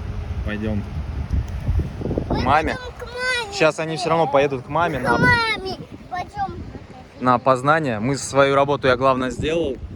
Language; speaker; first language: Russian; native; Russian